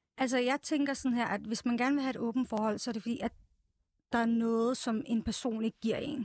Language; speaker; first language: Danish; early bilingual, other home language; Serbian